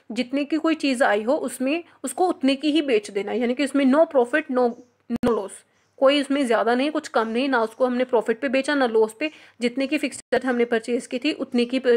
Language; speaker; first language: Hindi; non-native, local second language; Punjabi